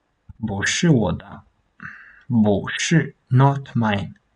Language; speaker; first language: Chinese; non-native, fluent; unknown